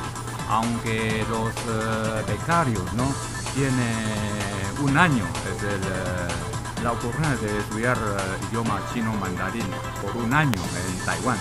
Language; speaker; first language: Spanish; non-native, fluent; Chinese